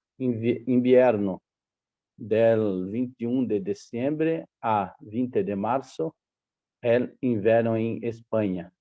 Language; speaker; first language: Spanish; non-native, learner; Portuguese